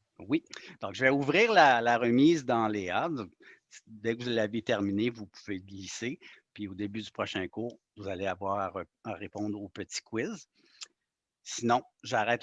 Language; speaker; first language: French; native; French